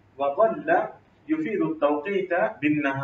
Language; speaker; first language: Arabic; non-native, fluent; Urdu